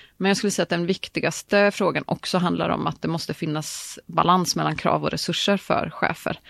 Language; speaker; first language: Swedish; native; Swedish